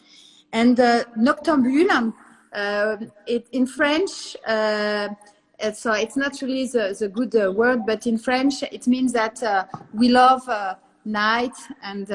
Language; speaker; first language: English; non-native, learner; French